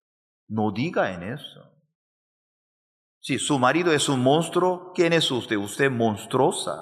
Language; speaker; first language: Spanish; non-native, fluent; Korean